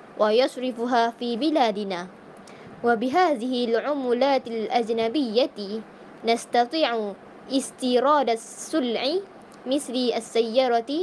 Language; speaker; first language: Arabic; non-native, learner; Malay